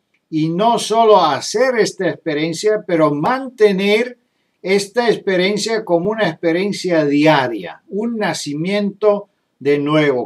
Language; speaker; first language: Spanish; non-native, fluent; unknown